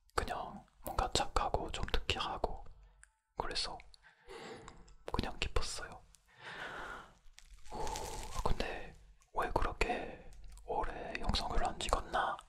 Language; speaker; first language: Korean; non-native, fluent; French